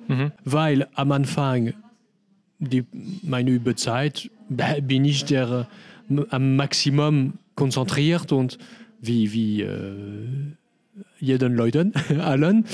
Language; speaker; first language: German; non-native, learner; French